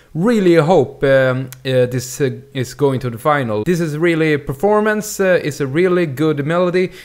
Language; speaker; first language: English; non-native, fluent; Swedish